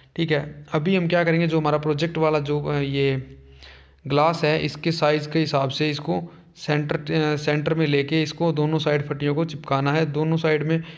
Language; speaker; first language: Hindi; native; Hindi